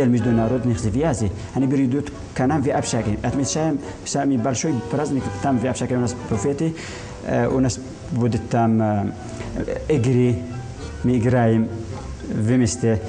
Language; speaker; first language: Russian; non-native, learner; Arabic